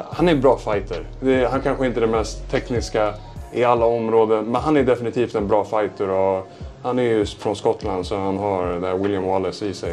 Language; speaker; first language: Swedish; native; Swedish